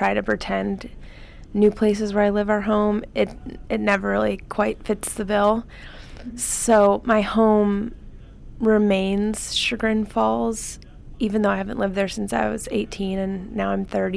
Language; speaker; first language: English; native; English